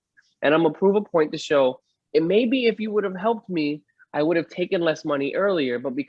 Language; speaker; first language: English; native; English